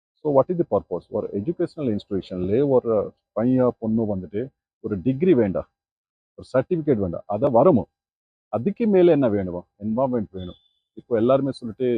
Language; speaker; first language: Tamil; non-native, learner; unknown